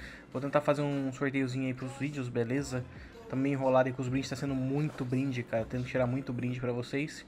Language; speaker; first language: Portuguese; native; Portuguese